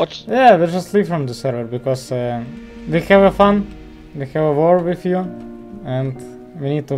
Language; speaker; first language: English; non-native, learner; Russian